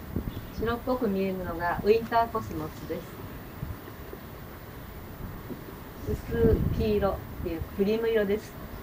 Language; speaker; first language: Japanese; native; Japanese